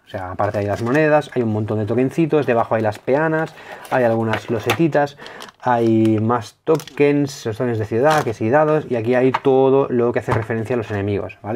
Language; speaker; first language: Spanish; native; Spanish